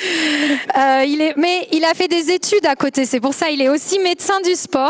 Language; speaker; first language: French; native; French